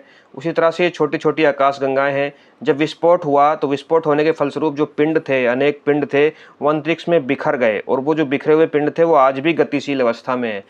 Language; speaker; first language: Hindi; native; Hindi